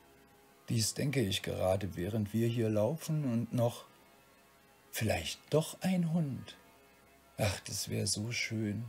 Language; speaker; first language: German; native; German